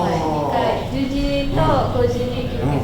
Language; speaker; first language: Japanese; non-native, learner; Indonesian